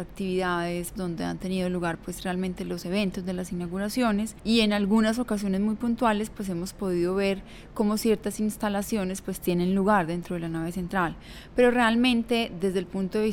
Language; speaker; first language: Spanish; native; Spanish